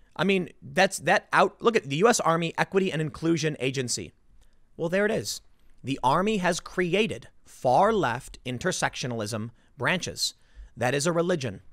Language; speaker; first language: English; native; English